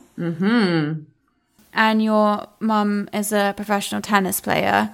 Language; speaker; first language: English; native; English